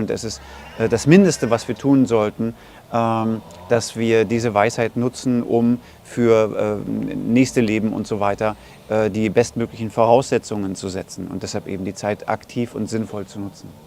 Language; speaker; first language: German; native; German